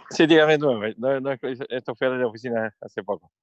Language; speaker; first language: Spanish; non-native, learner; Chinese